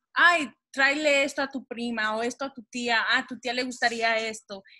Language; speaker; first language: Spanish; early bilingual, heritage; Spanish